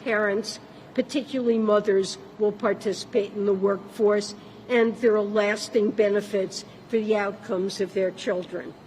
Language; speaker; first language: English; native; English